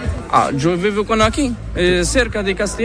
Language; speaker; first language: Spanish; non-native, learner; Arabic